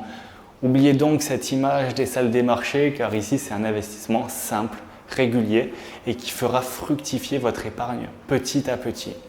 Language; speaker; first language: French; native; French